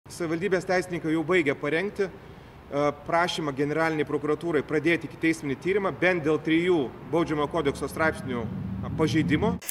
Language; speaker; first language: Lithuanian; native; Lithuanian